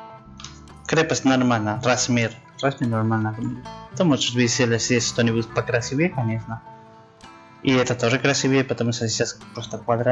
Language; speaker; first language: Russian; non-native, learner; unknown